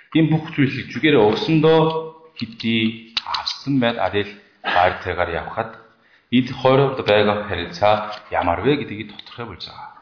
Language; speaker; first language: Mongolian; non-native, fluent; Korean